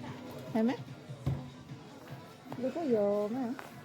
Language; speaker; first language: Cantonese; non-native, fluent; Indonesian